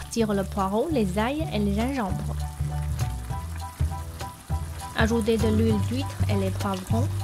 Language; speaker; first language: French; non-native, fluent; Chinese